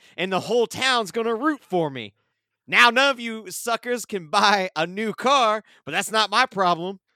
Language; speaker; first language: English; native; English